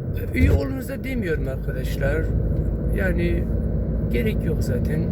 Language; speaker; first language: Turkish; non-native, local second language; Kurdish